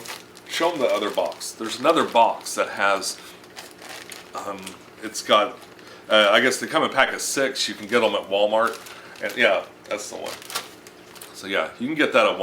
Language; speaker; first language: English; native; English